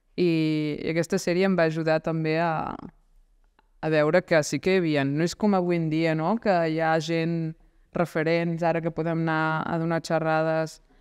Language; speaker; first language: Catalan; early bilingual, other home language; Arabic